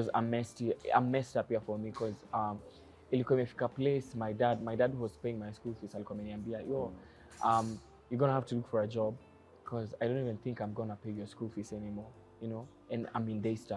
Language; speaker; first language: English; non-native, local second language; Kikuyu